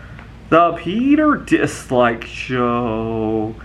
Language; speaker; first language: English; native; English